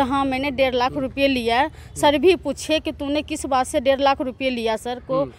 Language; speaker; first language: Hindi; native; Hindi